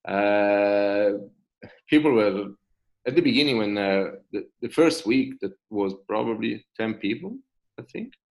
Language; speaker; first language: English; non-native, fluent; Italian